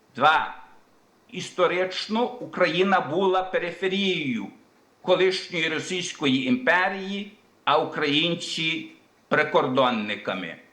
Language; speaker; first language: Ukrainian; early bilingual, heritage; Ukrainian